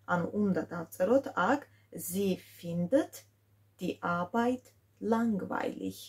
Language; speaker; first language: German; non-native, fluent; Georgian